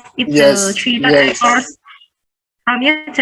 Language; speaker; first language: English; non-native, learner; Vietnamese